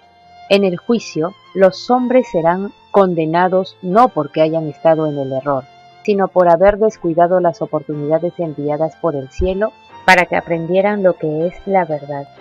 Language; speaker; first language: Spanish; native; Spanish